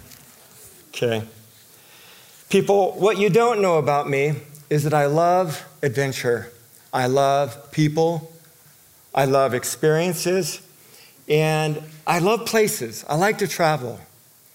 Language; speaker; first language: English; native; English